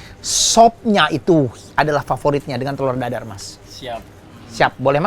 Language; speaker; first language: Indonesian; native; Indonesian